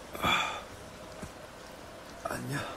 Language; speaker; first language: Korean; non-native, learner; Chinese